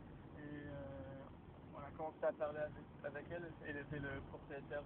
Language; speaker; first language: French; non-native, fluent; Hebrew